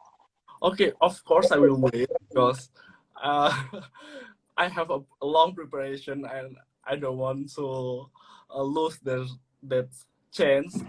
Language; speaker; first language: English; non-native, learner; Indonesian